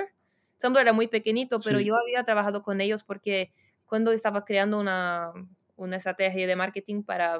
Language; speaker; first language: Spanish; non-native, fluent; Portuguese